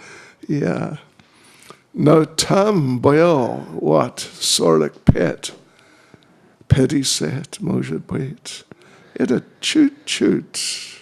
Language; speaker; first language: Russian; non-native, learner; English